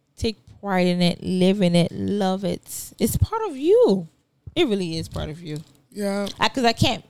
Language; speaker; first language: English; non-native, local second language; Yoruba